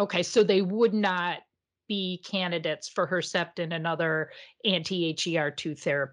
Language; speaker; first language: English; native; English